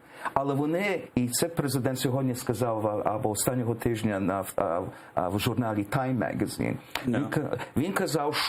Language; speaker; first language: Ukrainian; early bilingual, heritage; English